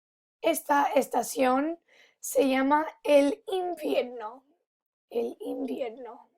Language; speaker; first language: Spanish; non-native, fluent; English